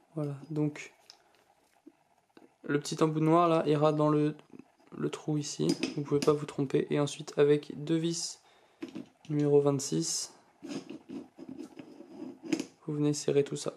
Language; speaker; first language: French; native; French